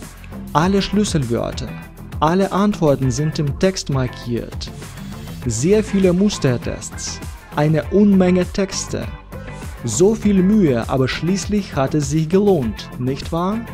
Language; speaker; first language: German; non-native, fluent; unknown